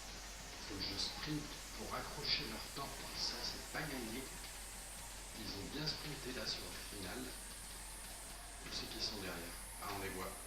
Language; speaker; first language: French; native; French